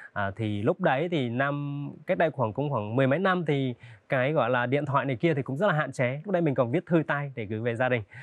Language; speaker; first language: Vietnamese; non-native, local second language; Hmong